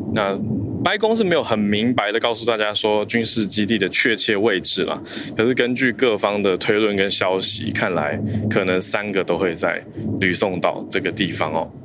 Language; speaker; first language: Chinese; native; Chinese